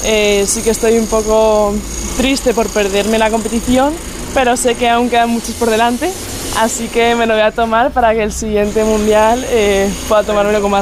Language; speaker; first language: Spanish; native; Spanish